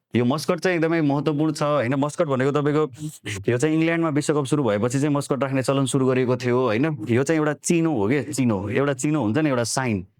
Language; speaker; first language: Nepali; native; Nepali